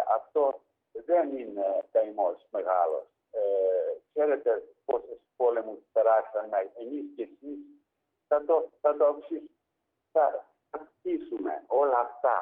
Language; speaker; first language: Greek; non-native, learner; Ukrainian